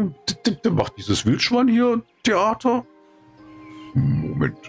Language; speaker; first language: German; native; German